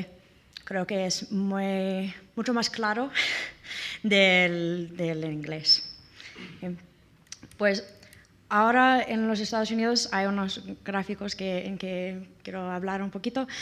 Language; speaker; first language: Spanish; non-native, learner; English